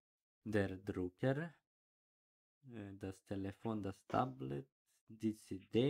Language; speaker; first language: German; non-native, learner; Ukrainian